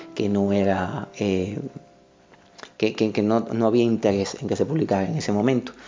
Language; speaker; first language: Spanish; native; Spanish